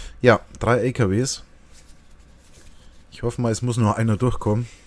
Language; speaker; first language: German; native; German